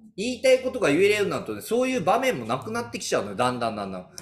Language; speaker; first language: Japanese; native; Japanese